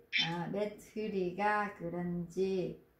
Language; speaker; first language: Korean; non-native, learner; Vietnamese